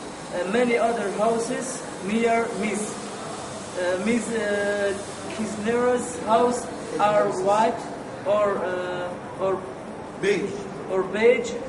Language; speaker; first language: English; non-native, learner; Arabic